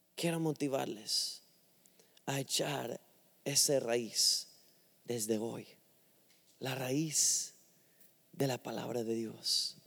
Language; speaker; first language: Spanish; non-native, fluent; English